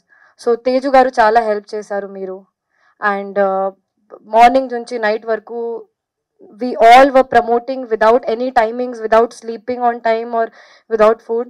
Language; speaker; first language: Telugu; non-native, fluent; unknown